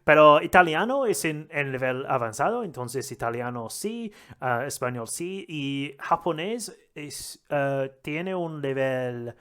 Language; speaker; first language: Spanish; non-native, learner; English